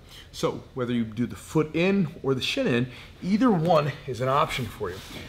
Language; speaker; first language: English; native; English